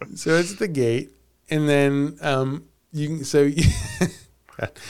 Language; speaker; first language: English; native; English